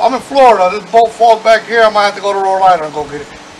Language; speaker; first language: English; non-native, fluent; Spanish